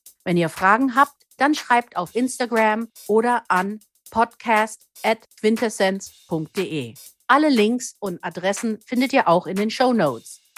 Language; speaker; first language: German; native; German